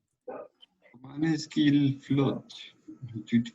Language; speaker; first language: French; non-native, learner; Spanish